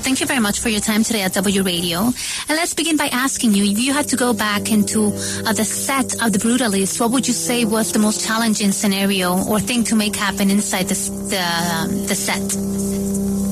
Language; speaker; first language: English; non-native, fluent; Spanish